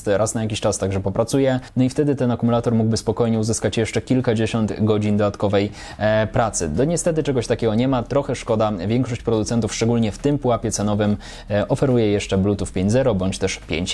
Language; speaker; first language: Polish; native; Polish